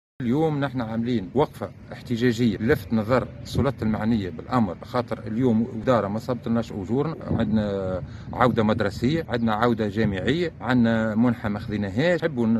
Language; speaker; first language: Arabic; native; Arabic